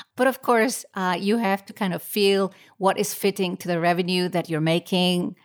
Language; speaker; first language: English; non-native, fluent; Icelandic